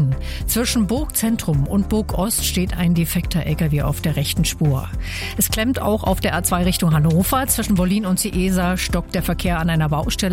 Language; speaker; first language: German; native; German